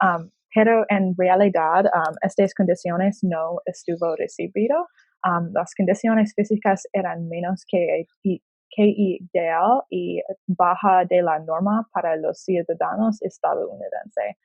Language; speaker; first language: Spanish; non-native, learner; English